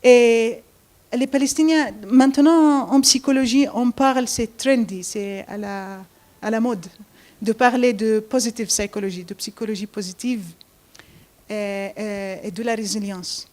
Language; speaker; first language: French; non-native, fluent; Arabic